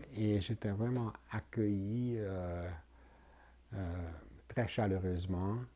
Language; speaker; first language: French; non-native, fluent; Hungarian